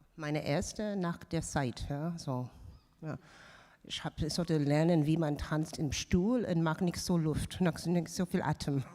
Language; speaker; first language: German; non-native, learner; English